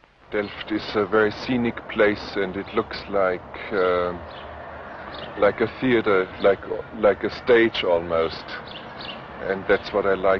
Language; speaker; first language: English; non-native, fluent; German